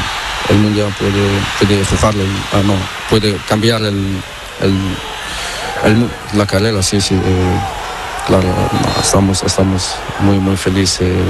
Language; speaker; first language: Spanish; non-native, learner; Portuguese